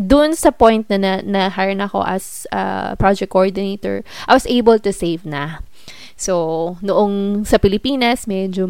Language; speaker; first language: English; non-native, local second language; Filipino